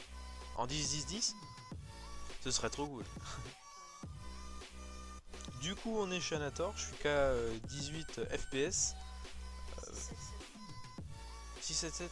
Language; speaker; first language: French; native; French